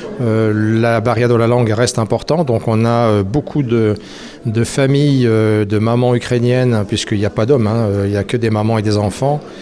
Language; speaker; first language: French; native; French